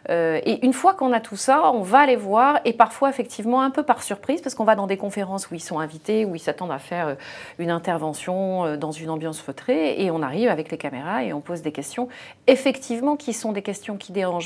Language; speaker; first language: French; native; French